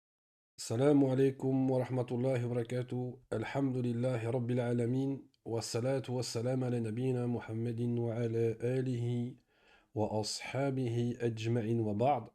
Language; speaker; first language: Arabic; non-native, fluent; French